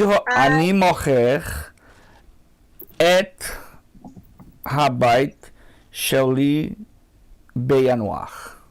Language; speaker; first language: Hebrew; non-native, learner; Portuguese